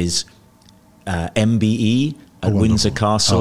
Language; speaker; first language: English; native; English